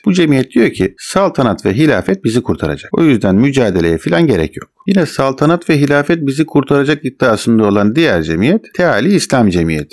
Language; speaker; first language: Turkish; native; Turkish